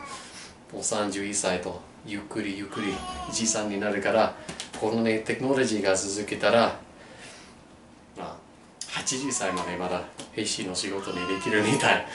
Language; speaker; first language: Japanese; non-native, learner; English